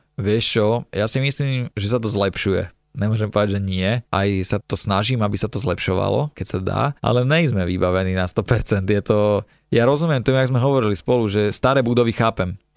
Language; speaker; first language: Slovak; native; Slovak